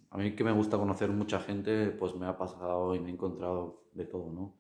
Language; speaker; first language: Spanish; non-native, fluent; Arabic